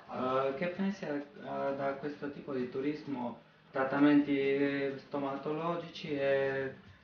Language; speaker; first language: Italian; non-native, learner; Romanian